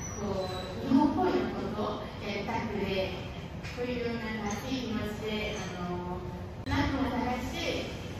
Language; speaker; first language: Japanese; non-native, fluent; Chinese